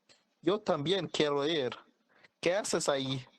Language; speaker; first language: Spanish; non-native, learner; English